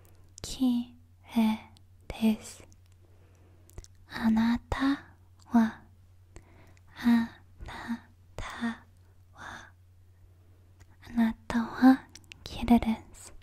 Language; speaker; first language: Japanese; non-native, learner; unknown